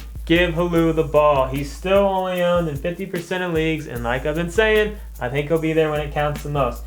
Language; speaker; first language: English; native; English